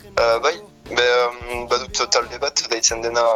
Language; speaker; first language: Basque; non-native, local second language; French